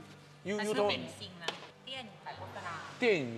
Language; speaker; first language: Chinese; non-native, learner; Thai